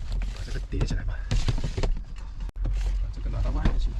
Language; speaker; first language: Chinese; native; Chinese